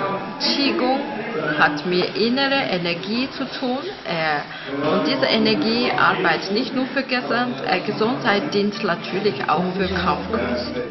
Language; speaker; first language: German; non-native, fluent; Chinese